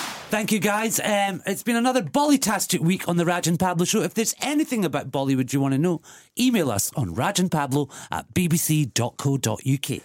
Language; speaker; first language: English; early bilingual, other home language; Punjabi